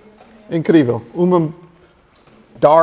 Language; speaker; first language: Portuguese; non-native, learner; English